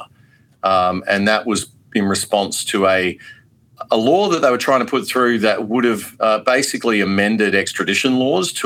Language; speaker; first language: English; native; English